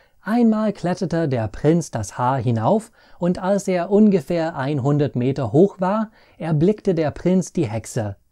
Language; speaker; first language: German; non-native, fluent; English